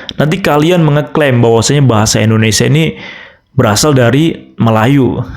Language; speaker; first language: Indonesian; native; Indonesian